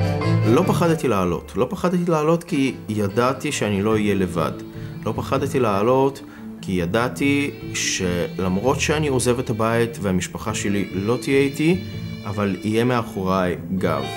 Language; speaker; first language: Hebrew; non-native, fluent; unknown